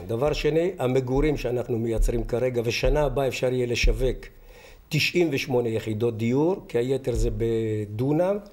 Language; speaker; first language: Hebrew; native; Hebrew